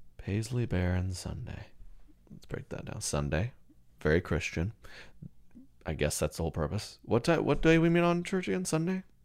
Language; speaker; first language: English; native; English